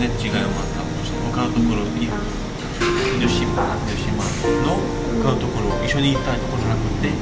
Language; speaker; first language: Japanese; non-native, learner; French